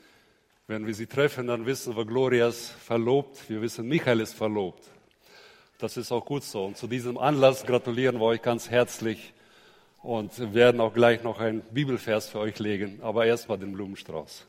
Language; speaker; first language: German; native; German